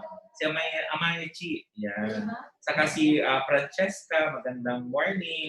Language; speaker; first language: Filipino; native; Filipino